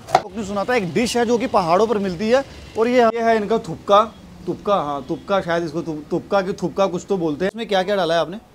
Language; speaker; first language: Hindi; non-native, local second language; Dogri